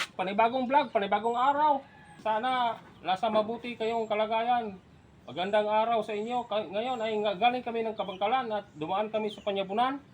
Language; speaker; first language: Filipino; non-native, local second language; Hiligaynon